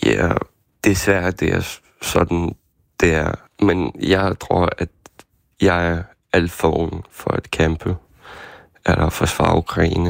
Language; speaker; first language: Danish; early bilingual, other home language; Ukrainian